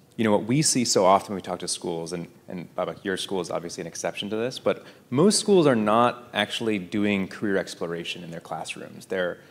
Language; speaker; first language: English; native; English